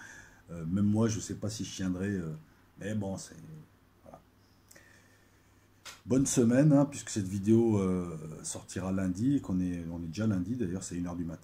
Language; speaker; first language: French; native; French